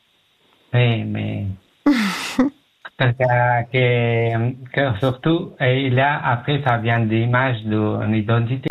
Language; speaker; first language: French; non-native, learner; Pashto